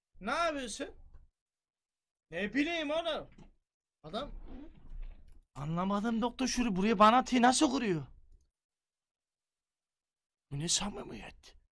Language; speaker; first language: Turkish; native; Turkish